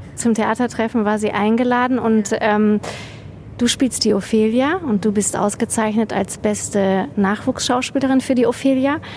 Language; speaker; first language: German; native; German